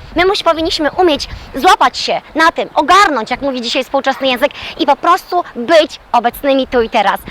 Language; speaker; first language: Polish; native; Polish